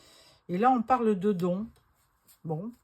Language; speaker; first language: French; native; French